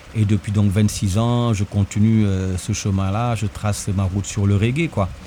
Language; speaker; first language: French; non-native, local second language; Wolof